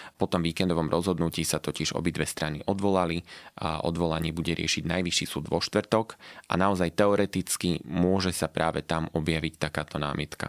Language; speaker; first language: Slovak; native; Slovak